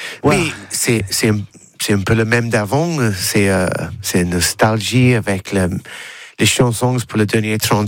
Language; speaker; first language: French; non-native, learner; English